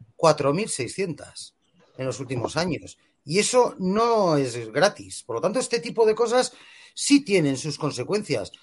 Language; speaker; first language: Spanish; native; Spanish